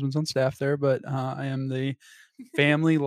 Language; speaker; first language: English; native; English